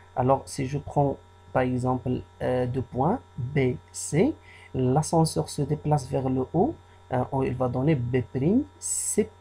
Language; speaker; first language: French; non-native, local second language; Arabic